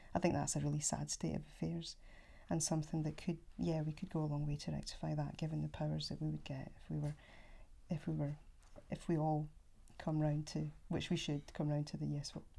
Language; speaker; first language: English; native; English